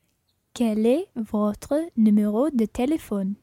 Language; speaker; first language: French; non-native, learner; English